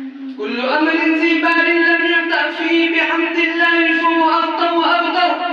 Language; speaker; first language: Arabic; non-native, learner; Urdu